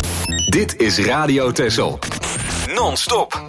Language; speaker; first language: Dutch; native; Dutch